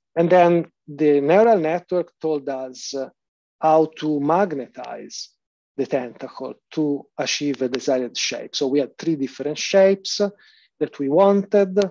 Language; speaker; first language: English; non-native, fluent; Italian